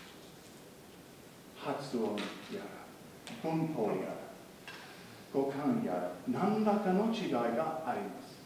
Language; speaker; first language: Japanese; non-native, fluent; English